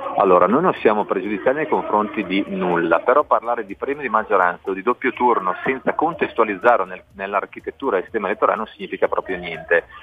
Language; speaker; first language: Italian; native; Italian